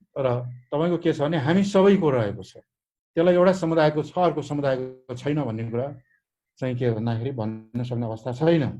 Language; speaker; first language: Nepali; non-native, local second language; Maithili